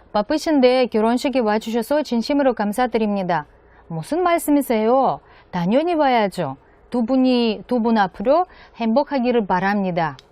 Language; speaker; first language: Korean; non-native, fluent; Russian